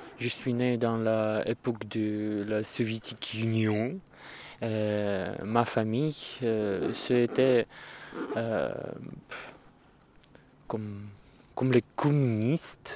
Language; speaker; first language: French; non-native, learner; Russian